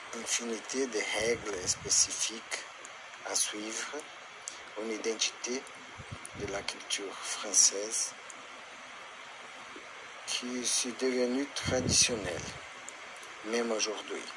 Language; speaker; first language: French; non-native, learner; Portuguese